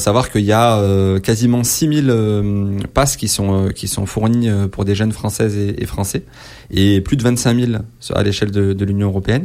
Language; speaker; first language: French; native; French